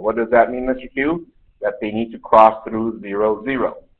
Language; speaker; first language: English; native; English